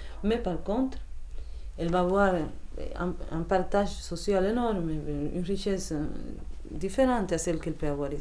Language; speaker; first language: French; non-native, fluent; Spanish